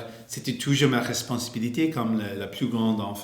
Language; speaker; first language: French; non-native, local second language; English